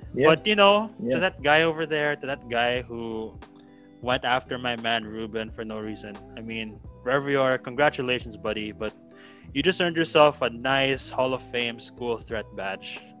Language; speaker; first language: English; non-native, local second language; Filipino